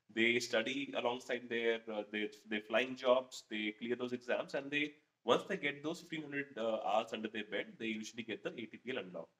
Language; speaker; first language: English; non-native, local second language; Hindi